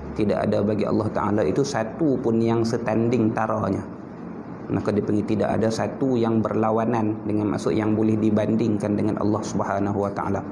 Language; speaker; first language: Malay; native; Malay